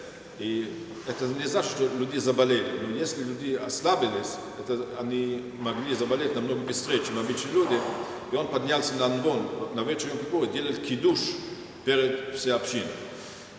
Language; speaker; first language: Russian; non-native, fluent; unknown